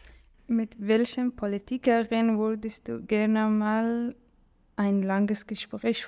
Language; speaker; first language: German; non-native, learner; Persian